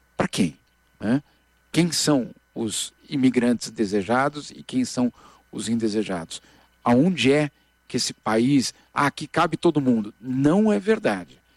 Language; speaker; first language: Portuguese; native; Portuguese